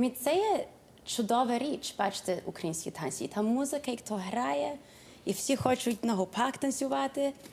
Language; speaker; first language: Ukrainian; early bilingual, heritage; Ukrainian